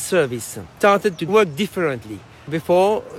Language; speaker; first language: English; non-native, fluent; French